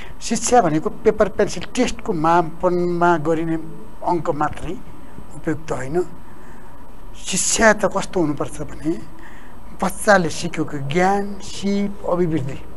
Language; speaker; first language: Nepali; native; Nepali